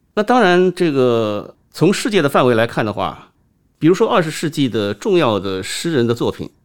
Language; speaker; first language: Chinese; non-native, local second language; Wu Chinese